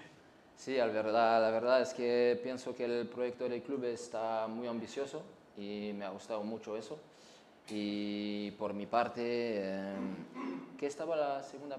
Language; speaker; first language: Spanish; non-native, learner; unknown